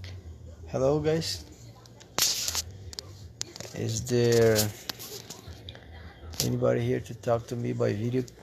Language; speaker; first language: English; non-native, fluent; Portuguese